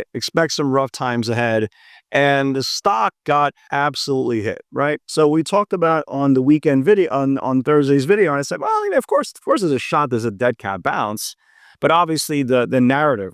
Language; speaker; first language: English; native; English